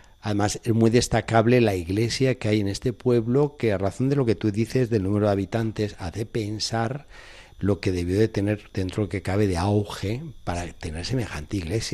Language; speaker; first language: Spanish; native; Spanish